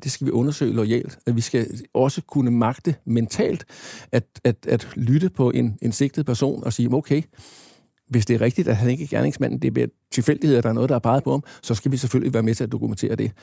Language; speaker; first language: Danish; native; Danish